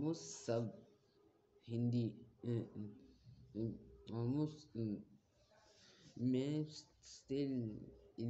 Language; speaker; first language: Hindi; non-native, learner; Bangla